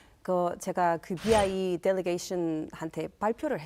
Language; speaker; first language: Korean; non-native, fluent; English